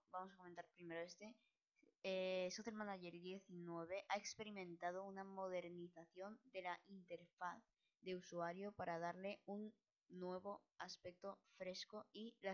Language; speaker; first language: Spanish; native; Spanish